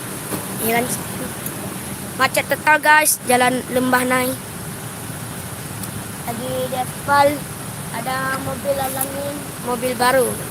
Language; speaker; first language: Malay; non-native, local second language; Minangkabau